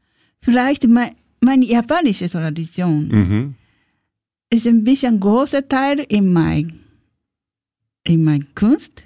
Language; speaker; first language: German; non-native, learner; Japanese